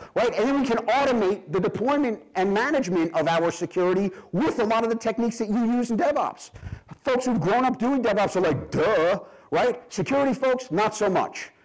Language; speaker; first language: English; native; English